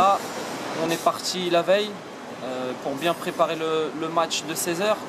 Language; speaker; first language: French; native; French